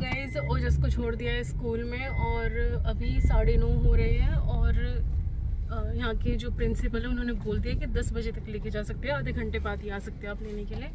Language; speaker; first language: Hindi; native; Hindi